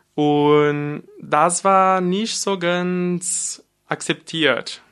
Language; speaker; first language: German; non-native, learner; Portuguese